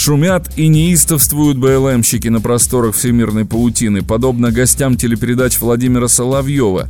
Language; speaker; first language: Russian; native; Russian